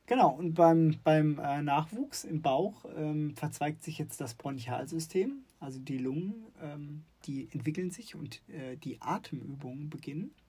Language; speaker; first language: German; native; German